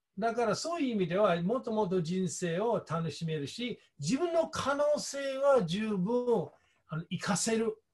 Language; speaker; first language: Japanese; non-native, fluent; English